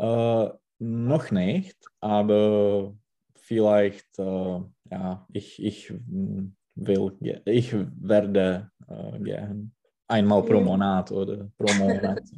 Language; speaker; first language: German; non-native, learner; Czech